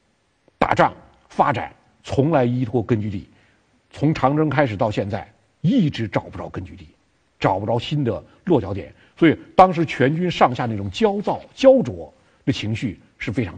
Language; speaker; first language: Chinese; native; Chinese